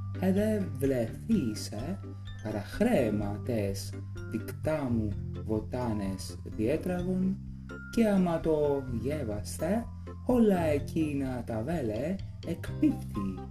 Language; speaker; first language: Greek; non-native, learner; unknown